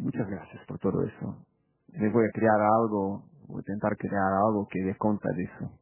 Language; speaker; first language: Spanish; non-native, fluent; Portuguese